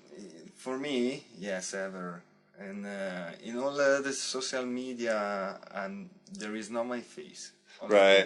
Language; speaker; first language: English; non-native, learner; Italian